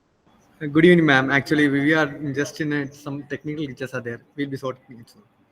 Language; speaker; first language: English; non-native, local second language; Malayalam